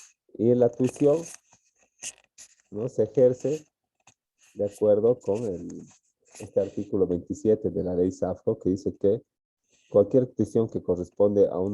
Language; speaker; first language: Spanish; native; Spanish